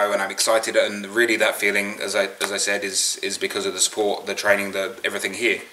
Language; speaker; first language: English; native; English